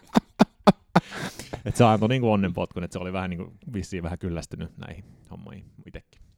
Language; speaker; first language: Finnish; early bilingual, heritage; Finnish